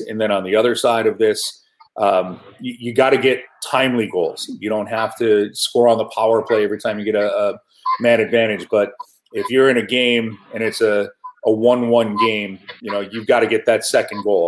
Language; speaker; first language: English; native; English